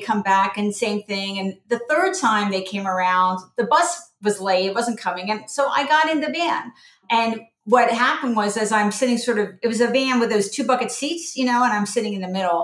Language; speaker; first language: English; native; English